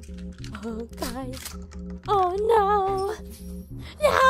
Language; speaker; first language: English; native; English